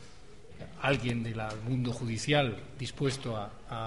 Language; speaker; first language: Spanish; native; Spanish